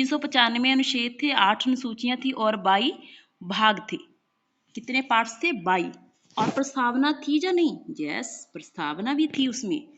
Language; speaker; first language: Hindi; non-native, local second language; Punjabi